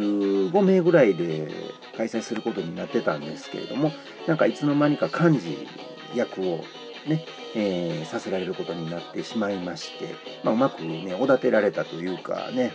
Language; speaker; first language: Japanese; native; Japanese